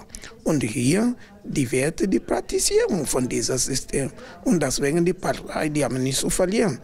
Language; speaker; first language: German; non-native, fluent; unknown